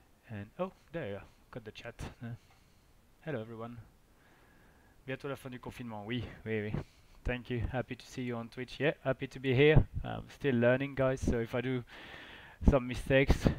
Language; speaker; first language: English; non-native, fluent; French